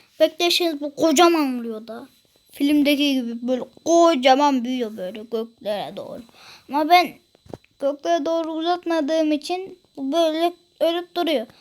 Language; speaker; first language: Turkish; native; Turkish